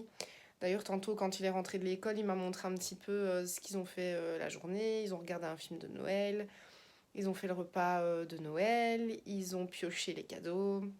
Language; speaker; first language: French; native; French